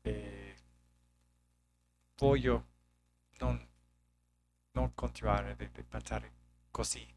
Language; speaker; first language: Italian; non-native, learner; English